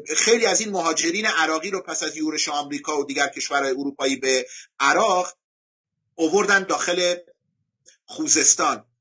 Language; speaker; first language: Persian; non-native, local second language; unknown